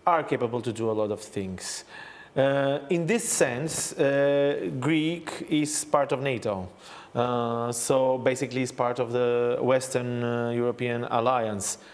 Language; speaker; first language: English; non-native, fluent; Albanian